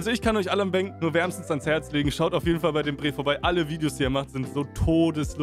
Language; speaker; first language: German; native; German